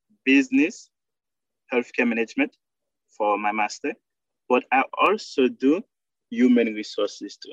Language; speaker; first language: English; non-native, learner; Haitian Creole